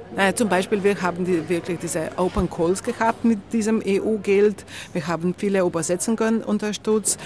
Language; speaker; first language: German; non-native, learner; Slovenian